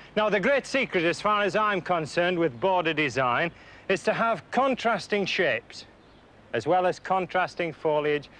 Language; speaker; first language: English; native; English